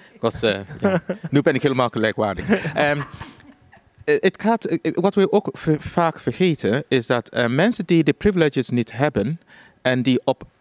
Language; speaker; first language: Dutch; non-native, fluent; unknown